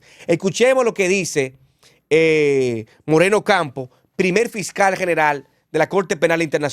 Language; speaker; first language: Spanish; native; Spanish